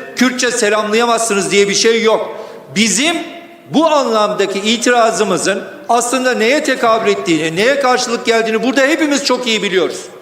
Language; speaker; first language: Turkish; non-native, local second language; Kurdish